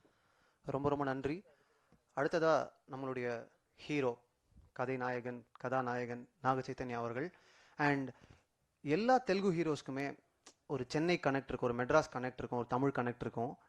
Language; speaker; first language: Tamil; native; Tamil